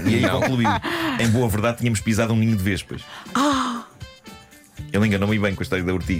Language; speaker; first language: Portuguese; native; Portuguese